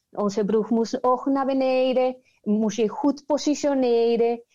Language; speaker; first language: Dutch; non-native, learner; Spanish